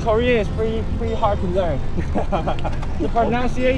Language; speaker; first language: English; non-native, learner; Chinese